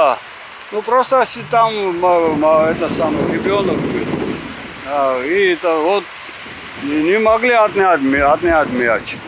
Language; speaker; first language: Russian; non-native, learner; Georgian